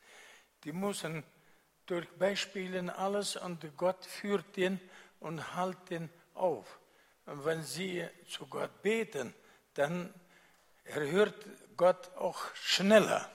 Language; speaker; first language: German; non-native, fluent; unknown